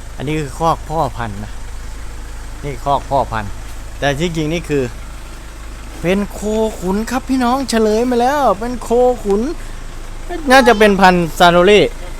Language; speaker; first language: Thai; native; Thai